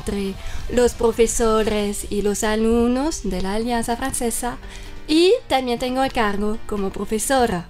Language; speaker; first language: Spanish; non-native, fluent; French